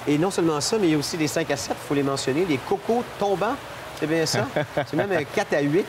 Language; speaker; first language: French; native; French